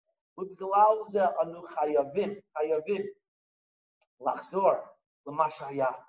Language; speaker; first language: Hebrew; non-native, fluent; English